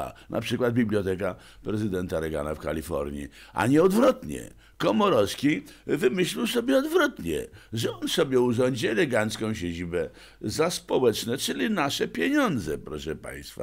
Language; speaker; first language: Polish; native; Polish